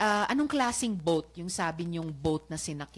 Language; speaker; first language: Filipino; native; Filipino